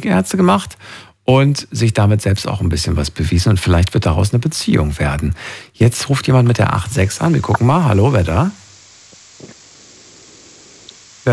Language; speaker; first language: German; native; German